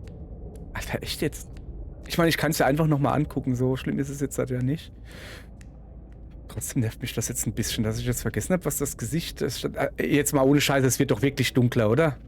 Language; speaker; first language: German; native; German